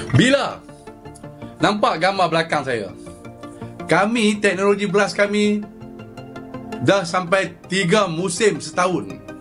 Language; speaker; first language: Malay; native; Malay